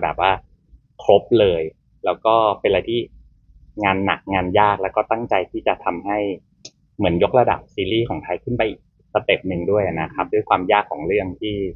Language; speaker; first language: Thai; native; Thai